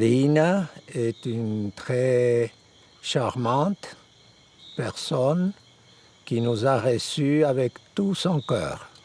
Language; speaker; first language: French; non-native, fluent; Spanish